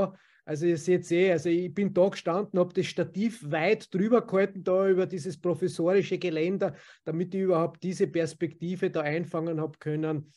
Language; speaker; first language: German; native; German